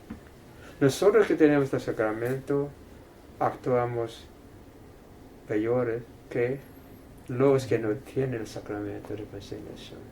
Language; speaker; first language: Spanish; non-native, fluent; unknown